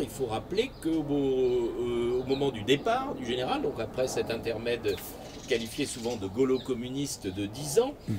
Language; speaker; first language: French; native; French